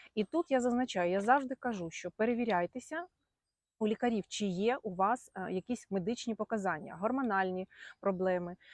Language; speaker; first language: Ukrainian; non-native, local second language; Russian